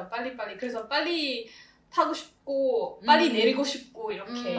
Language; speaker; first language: Korean; non-native, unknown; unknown